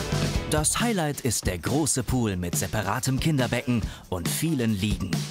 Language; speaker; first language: German; native; German